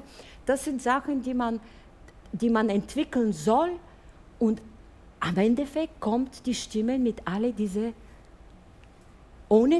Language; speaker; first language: German; non-native, fluent; Bulgarian